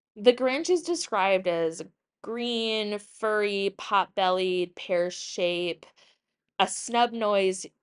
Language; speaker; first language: English; native; English